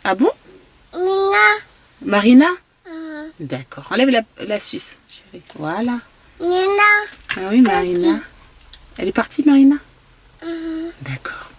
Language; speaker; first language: French; native; French